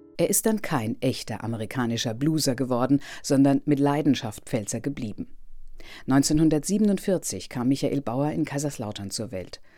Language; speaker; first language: German; native; German